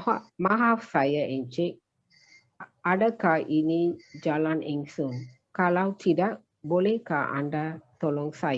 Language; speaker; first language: Indonesian; non-native, learner; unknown